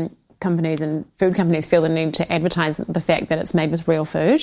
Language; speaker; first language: English; native; English